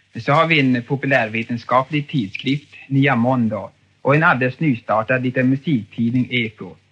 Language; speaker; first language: Swedish; native; Swedish